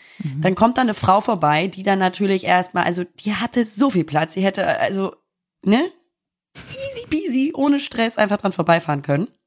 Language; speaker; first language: German; native; German